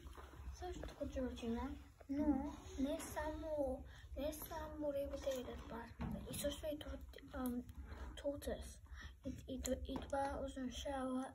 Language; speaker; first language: Bulgarian; early bilingual, heritage; Bulgarian